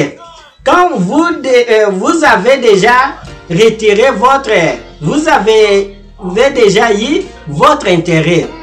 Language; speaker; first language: French; non-native, fluent; Portuguese